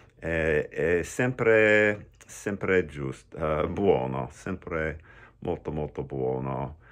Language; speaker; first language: Italian; non-native, learner; English